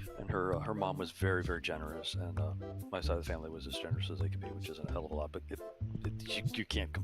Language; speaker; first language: English; native; English